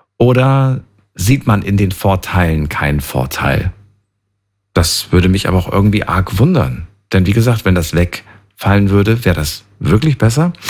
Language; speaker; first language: German; native; German